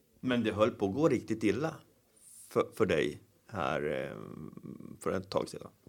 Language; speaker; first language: Swedish; native; Swedish